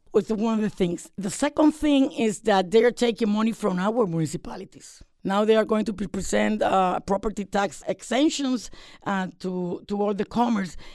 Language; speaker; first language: English; non-native, fluent; Spanish